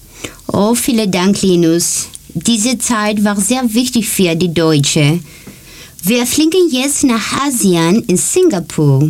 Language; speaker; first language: German; non-native, learner; Greek